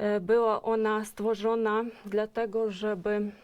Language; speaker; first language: Polish; non-native, fluent; Ukrainian